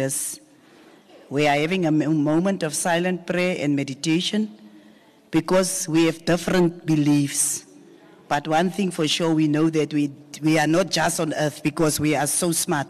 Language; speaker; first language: English; non-native, local second language; Afrikaans